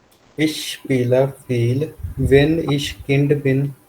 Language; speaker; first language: German; non-native, learner; Hindi